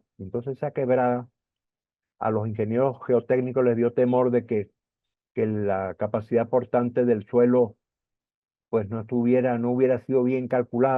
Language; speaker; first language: Spanish; native; Spanish